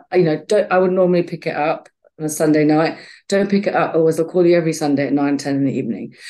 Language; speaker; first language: English; native; English